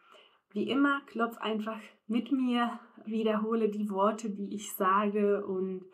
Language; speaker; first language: German; non-native, fluent; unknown